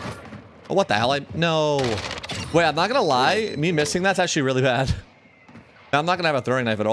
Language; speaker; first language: English; native; English